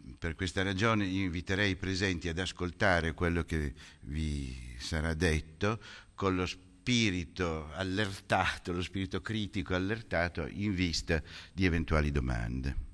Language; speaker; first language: Italian; native; Italian